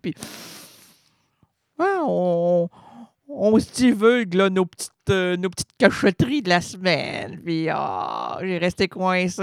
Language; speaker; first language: French; native; French